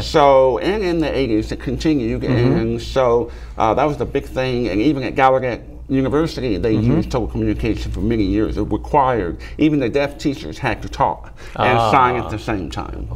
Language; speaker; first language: English; native; English